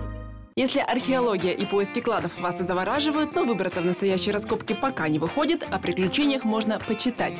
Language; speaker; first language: Russian; native; Russian